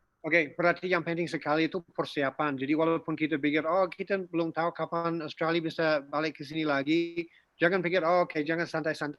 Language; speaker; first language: Indonesian; non-native, fluent; English